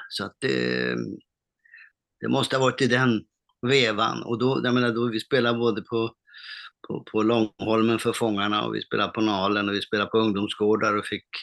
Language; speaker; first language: Swedish; native; Swedish